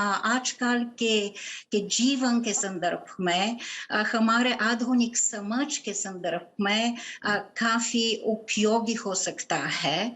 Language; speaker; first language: Hindi; non-native, fluent; Bulgarian